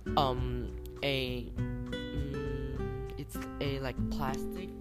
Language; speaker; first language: English; non-native, learner; Chinese